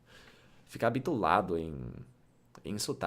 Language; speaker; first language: Portuguese; non-native, fluent; English